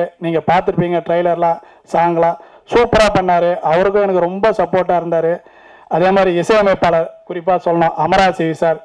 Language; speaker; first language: Tamil; native; Tamil